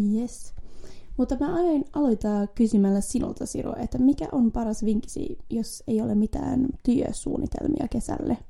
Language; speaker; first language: Finnish; early bilingual, heritage; Finnish